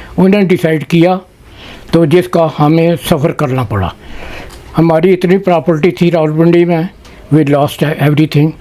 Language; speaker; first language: Urdu; non-native, local second language; Punjabi